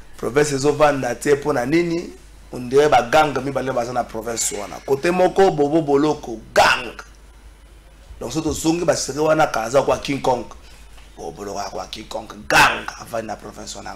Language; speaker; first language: Lingala; native; Lingala